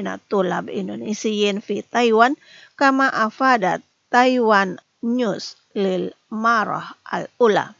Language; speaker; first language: Arabic; non-native, fluent; Indonesian